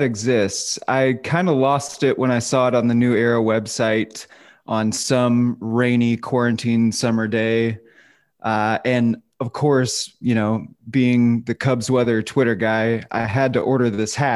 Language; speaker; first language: English; native; English